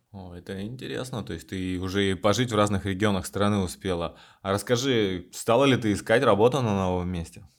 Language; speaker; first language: Russian; native; Russian